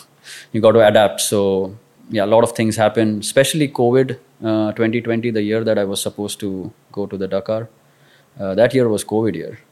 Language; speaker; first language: English; non-native, local second language; Marathi